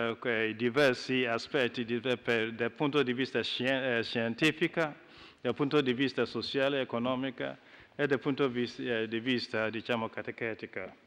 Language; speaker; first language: Italian; non-native, fluent; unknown